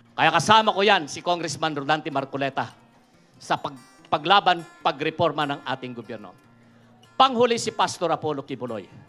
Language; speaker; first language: Filipino; non-native, local second language; Iloko